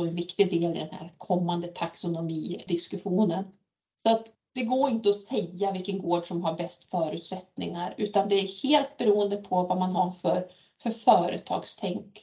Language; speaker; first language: Swedish; native; Swedish